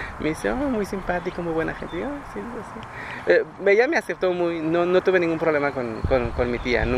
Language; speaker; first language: Spanish; native; Spanish